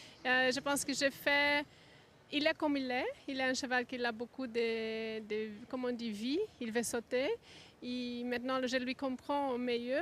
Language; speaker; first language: French; non-native, learner; Portuguese